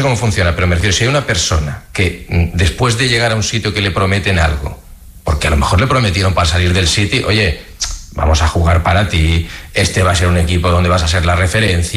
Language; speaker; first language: Spanish; native; Spanish